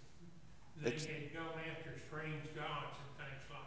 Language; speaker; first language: English; native; English